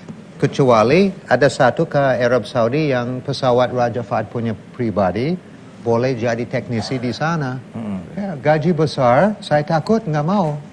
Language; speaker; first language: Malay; non-native, fluent; English